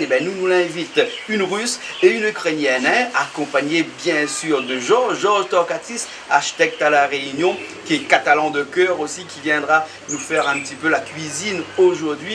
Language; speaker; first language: French; native; French